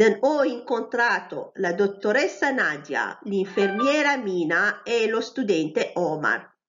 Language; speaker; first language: Italian; non-native, fluent; Arabic